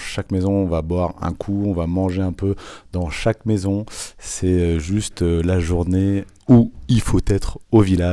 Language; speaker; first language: French; early bilingual, other home language; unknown